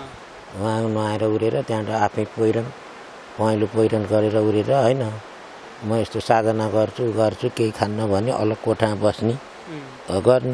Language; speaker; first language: Nepali; native; Nepali